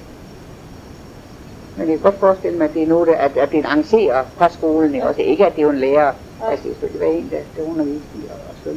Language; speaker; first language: Danish; native; Danish